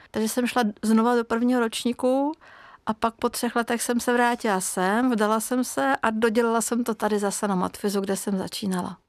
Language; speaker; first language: Czech; non-native, fluent; Hungarian